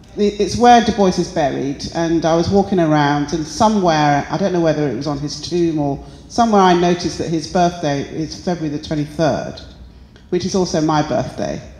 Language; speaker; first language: English; native; English